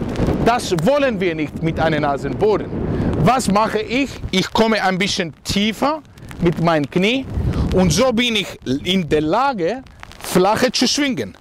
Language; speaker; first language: German; non-native, learner; Greek